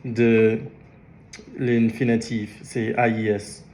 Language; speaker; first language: French; non-native, learner; English